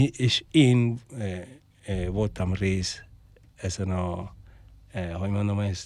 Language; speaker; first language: Hungarian; non-native, learner; Spanish